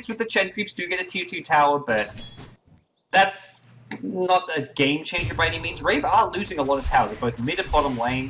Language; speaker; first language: English; native; English